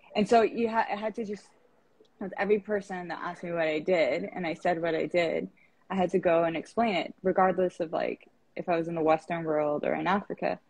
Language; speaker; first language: English; non-native, fluent; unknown